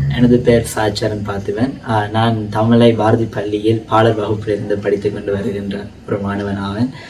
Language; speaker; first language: Tamil; early bilingual, heritage; Tamil